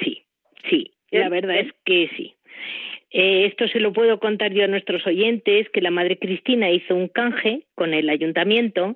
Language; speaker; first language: Spanish; native; Spanish